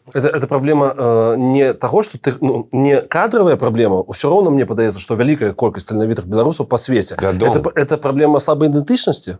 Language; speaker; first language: Belarusian; non-native, local second language; Russian